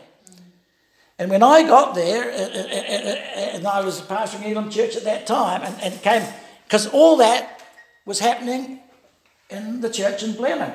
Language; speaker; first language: English; native; English